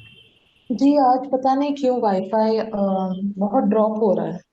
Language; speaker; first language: Hindi; native; Hindi